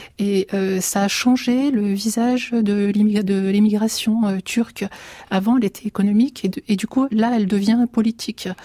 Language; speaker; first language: French; early bilingual, other home language; Arabic